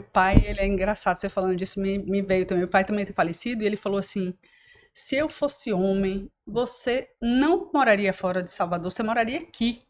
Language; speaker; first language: Portuguese; native; Portuguese